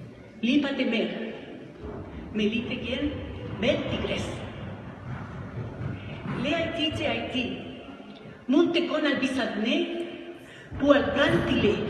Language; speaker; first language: Haitian Creole; non-native, learner; Spanish